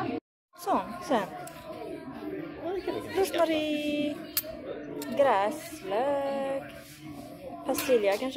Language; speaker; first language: Swedish; non-native, learner; Japanese